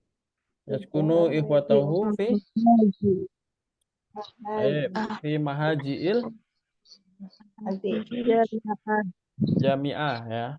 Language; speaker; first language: Arabic; non-native, fluent; Indonesian